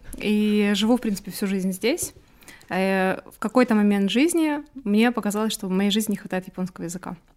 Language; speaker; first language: Russian; native; Russian